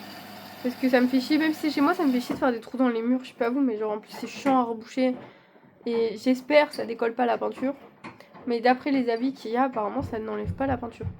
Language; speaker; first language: French; native; French